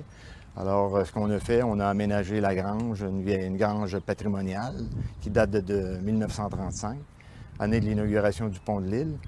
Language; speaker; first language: French; native; French